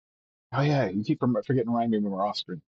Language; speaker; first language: English; native; English